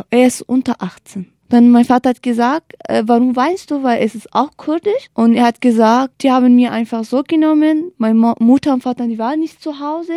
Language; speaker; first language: German; non-native, learner; Kurdish